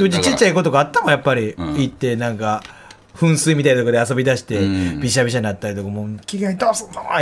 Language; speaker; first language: Japanese; native; Japanese